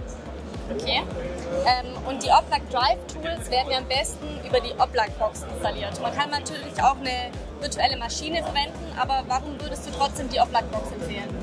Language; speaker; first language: German; native; German